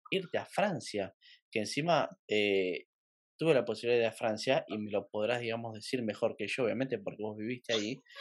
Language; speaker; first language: Spanish; native; Spanish